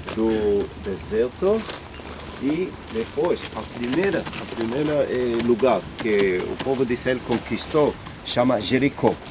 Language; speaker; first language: Portuguese; non-native, learner; Hebrew